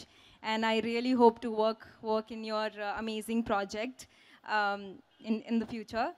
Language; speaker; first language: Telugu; non-native, local second language; Hindi